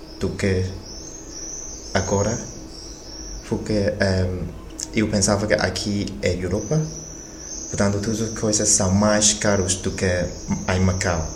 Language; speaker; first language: Portuguese; non-native, learner; Chinese